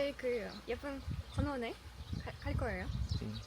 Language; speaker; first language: Korean; non-native, learner; Russian